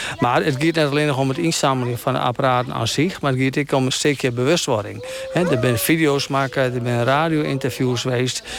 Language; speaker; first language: Dutch; non-native, local second language; Western Frisian